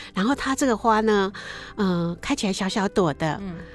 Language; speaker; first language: Chinese; native; Chinese